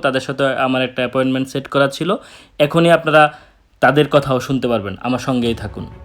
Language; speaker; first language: Bangla; native; Bangla